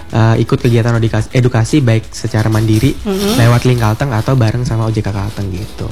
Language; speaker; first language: Indonesian; native; Indonesian